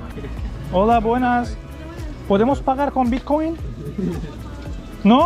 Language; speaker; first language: Spanish; non-native, learner; Turkish